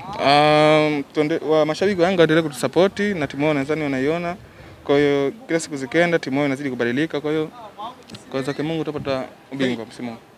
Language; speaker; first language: Swahili; native; Swahili